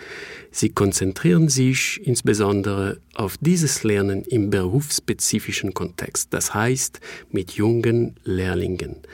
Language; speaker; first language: German; non-native, fluent; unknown